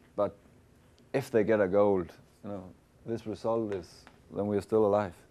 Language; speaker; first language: English; non-native, fluent; Danish